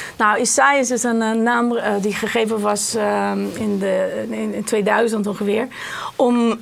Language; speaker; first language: Dutch; non-native, fluent; Portuguese